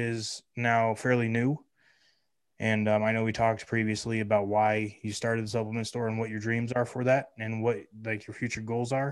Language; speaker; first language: English; native; English